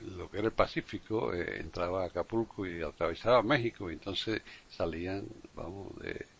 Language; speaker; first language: Spanish; native; Spanish